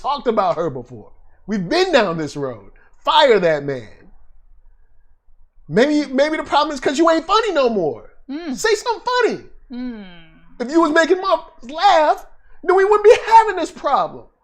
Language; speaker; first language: English; native; English